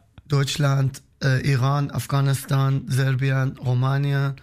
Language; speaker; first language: German; non-native, learner; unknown